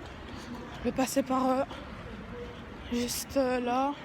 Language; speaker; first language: French; native; French